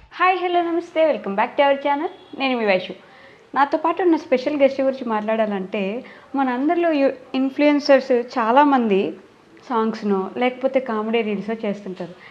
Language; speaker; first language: Telugu; native; Telugu